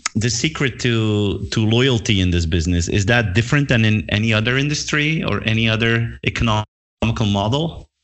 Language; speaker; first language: English; non-native, fluent; Dutch